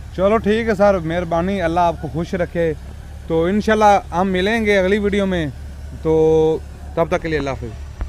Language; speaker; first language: Urdu; non-native, local second language; Punjabi